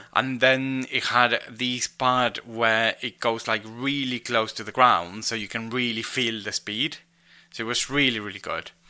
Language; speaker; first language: English; non-native, fluent; Spanish